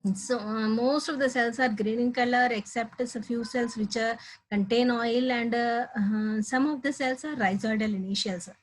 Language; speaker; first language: English; non-native, local second language; Telugu